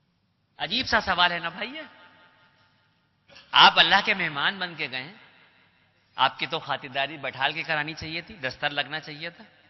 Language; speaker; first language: Urdu; native; Urdu